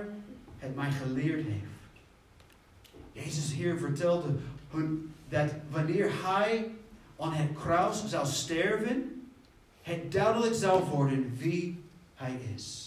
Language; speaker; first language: Dutch; non-native, fluent; English